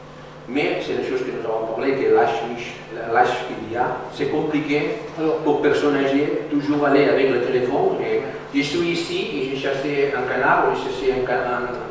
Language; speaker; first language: French; non-native, learner; Catalan